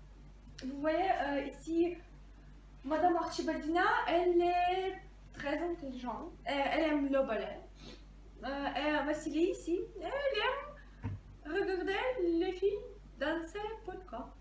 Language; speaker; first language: French; non-native, fluent; Russian